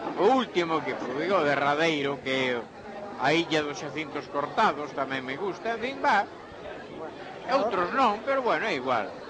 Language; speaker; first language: Galician; non-native, local second language; Spanish